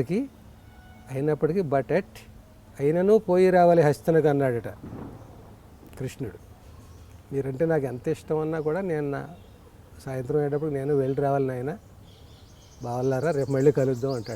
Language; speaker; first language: Telugu; native; Telugu